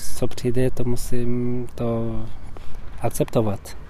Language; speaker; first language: Czech; non-native, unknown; Tibetan